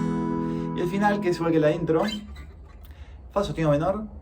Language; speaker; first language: Spanish; native; Spanish